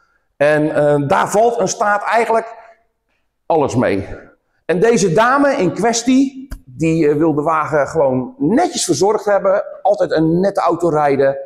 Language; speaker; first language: Dutch; native; Dutch